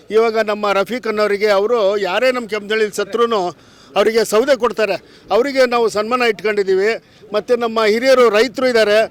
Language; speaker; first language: Kannada; native; Kannada